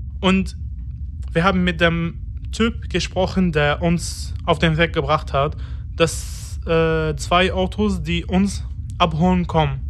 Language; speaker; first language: German; non-native, fluent; Arabic